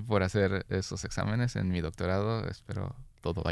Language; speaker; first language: Spanish; native; Spanish